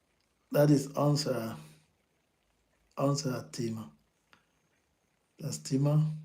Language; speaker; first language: German; non-native, learner; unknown